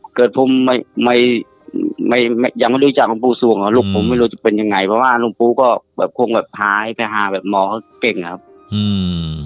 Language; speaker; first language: Thai; non-native, fluent; Khmer